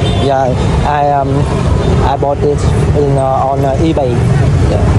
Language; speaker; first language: English; non-native, learner; Vietnamese